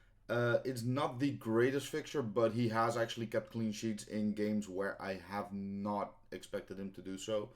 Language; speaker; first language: English; non-native, fluent; Dutch